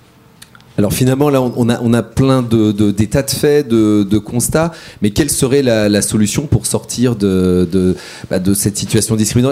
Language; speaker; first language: French; native; French